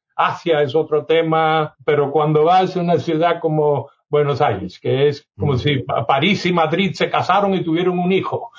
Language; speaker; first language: Spanish; native; Spanish